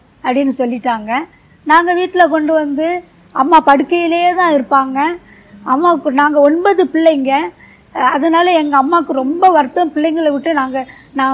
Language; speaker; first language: Tamil; non-native, local second language; Urdu